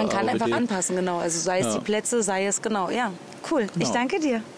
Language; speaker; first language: German; native; German